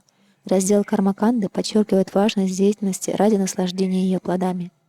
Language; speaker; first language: Russian; native; Russian